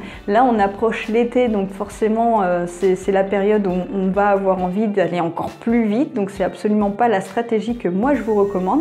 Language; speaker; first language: French; native; French